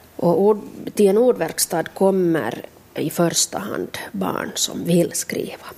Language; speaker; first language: Swedish; native; Swedish